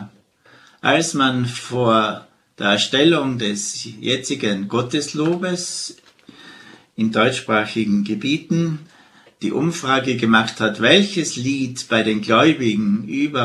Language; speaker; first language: German; native; German